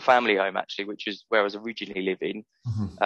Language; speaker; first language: English; native; English